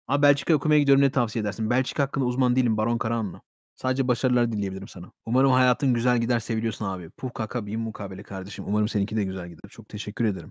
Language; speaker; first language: Turkish; early bilingual, heritage; Turkish